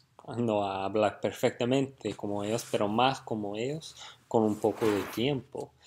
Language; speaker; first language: Spanish; non-native, fluent; English